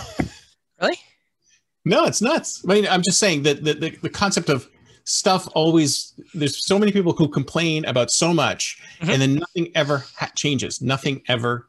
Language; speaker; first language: English; native; English